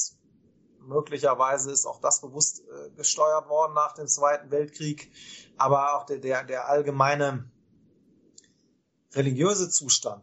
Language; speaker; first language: German; native; German